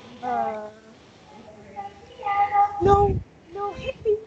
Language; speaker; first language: English; non-native, learner; Vietnamese